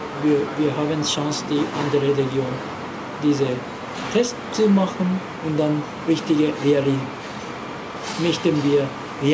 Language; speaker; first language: German; non-native, learner; Japanese